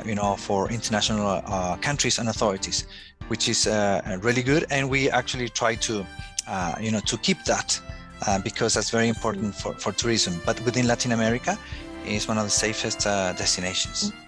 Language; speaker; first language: English; non-native, fluent; Spanish